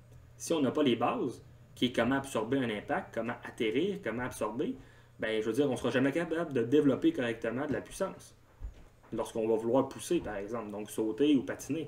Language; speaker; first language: French; native; French